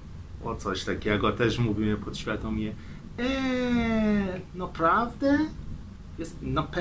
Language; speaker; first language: Polish; non-native, fluent; Persian